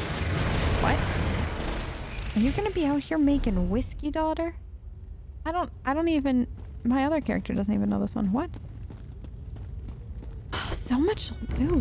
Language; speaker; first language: English; native; English